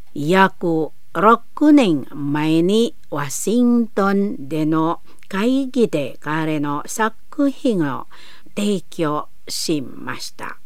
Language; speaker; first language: Japanese; non-native, learner; Indonesian